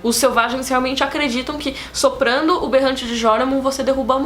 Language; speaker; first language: Portuguese; native; Portuguese